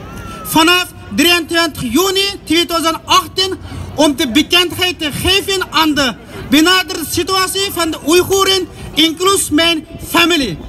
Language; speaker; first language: Dutch; non-native, learner; Uyghur